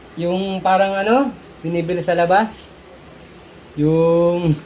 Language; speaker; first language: Filipino; native; Filipino